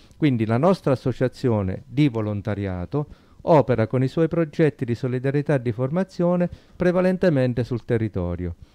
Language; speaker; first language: Italian; native; Italian